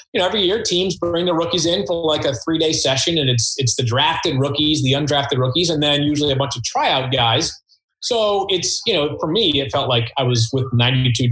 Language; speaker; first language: English; native; English